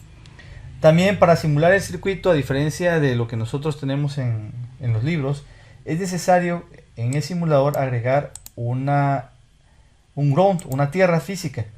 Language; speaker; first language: Spanish; native; Spanish